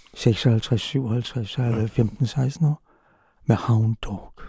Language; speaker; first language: Danish; native; Danish